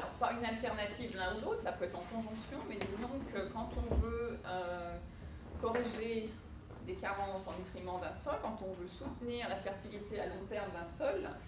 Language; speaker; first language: French; native; French